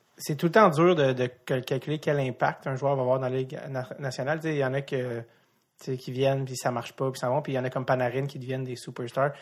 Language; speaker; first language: French; native; French